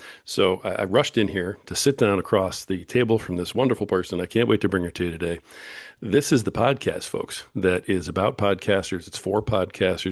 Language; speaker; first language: English; native; English